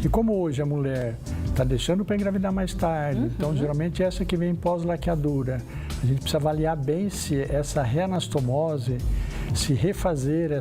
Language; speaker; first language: Portuguese; native; Portuguese